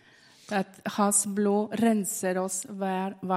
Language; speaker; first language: Norwegian; non-native, fluent; Polish